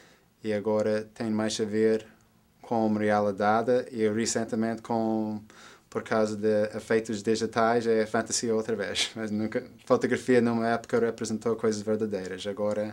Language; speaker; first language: Portuguese; non-native, fluent; English